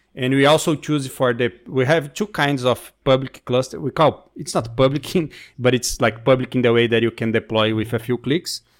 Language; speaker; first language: English; non-native, fluent; Portuguese